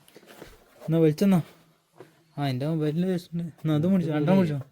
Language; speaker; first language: Malayalam; native; Malayalam